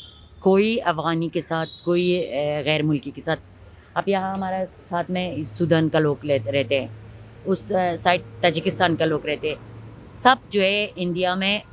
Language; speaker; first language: Hindi; non-native, fluent; Pashto